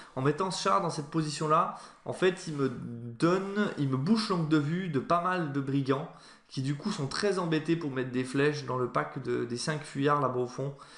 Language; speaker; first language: French; native; French